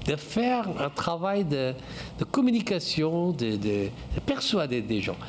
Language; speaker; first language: French; non-native, fluent; English